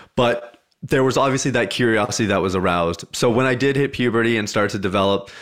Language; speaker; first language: English; early bilingual, other home language; Hindi